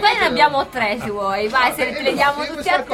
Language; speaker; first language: Italian; native; Italian